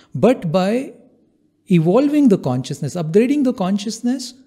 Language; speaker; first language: English; non-native, local second language; Hindi